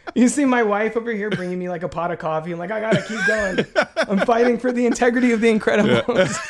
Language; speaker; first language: English; native; English